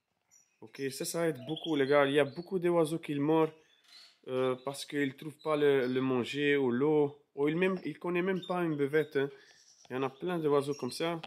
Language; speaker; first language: French; non-native, fluent; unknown